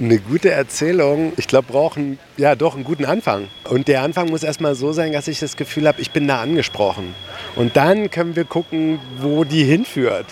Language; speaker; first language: German; native; German